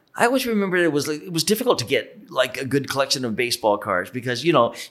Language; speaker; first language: English; native; English